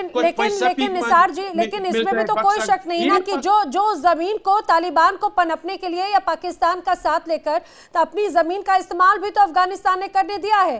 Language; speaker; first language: Hindi; native; Hindi